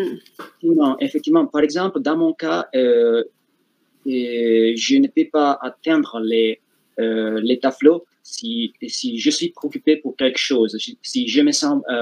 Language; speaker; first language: French; non-native, fluent; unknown